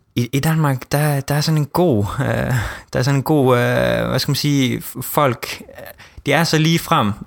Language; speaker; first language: Danish; early bilingual, heritage; Danish